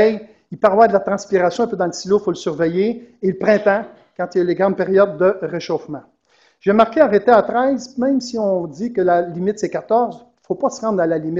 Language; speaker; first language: French; native; French